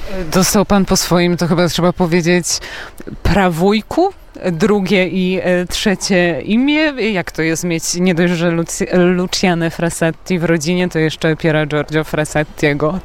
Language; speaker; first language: Polish; non-native, fluent; Italian